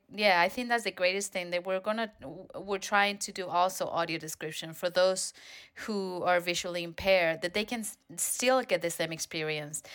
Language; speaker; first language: English; non-native, fluent; Spanish